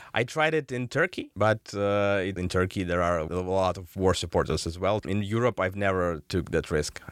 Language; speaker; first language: English; non-native, fluent; Russian